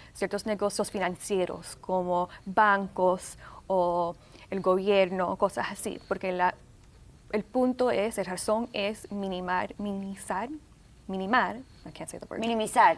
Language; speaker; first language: Spanish; early bilingual, heritage; Spanish